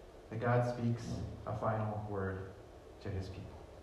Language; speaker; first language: English; early bilingual, other home language; Spanish